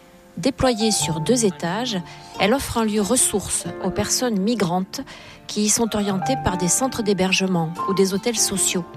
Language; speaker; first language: French; native; French